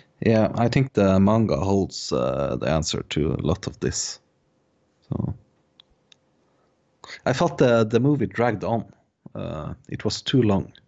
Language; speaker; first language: English; non-native, fluent; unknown